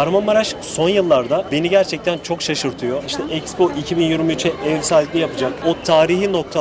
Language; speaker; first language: Turkish; native; Turkish